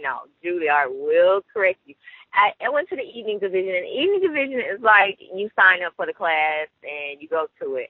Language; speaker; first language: English; native; English